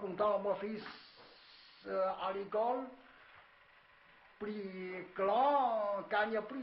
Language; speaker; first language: French; non-native, learner; Chinese